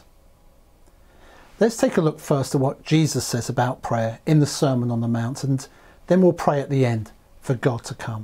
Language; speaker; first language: English; native; English